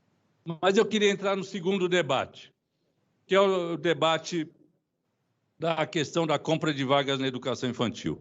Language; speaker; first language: Portuguese; native; Portuguese